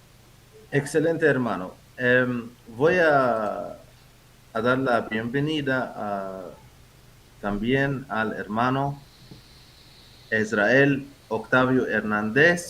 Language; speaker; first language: Spanish; non-native, fluent; Arabic